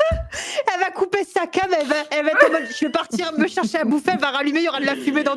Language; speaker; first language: French; native; French